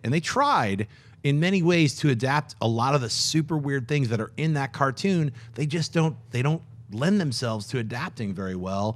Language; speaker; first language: English; native; English